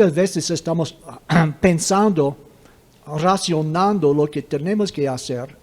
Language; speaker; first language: Spanish; non-native, fluent; English